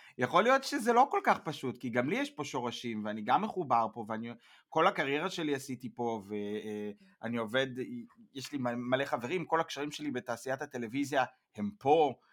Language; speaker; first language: Hebrew; native; Hebrew